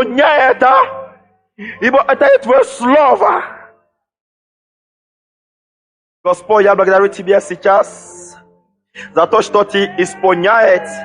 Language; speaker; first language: Russian; non-native, fluent; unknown